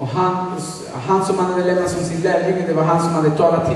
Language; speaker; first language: Swedish; non-native, learner; Spanish